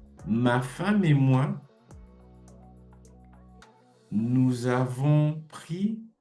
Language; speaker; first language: French; non-native, fluent; English